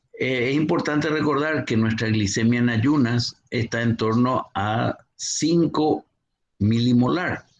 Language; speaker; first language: Spanish; native; Spanish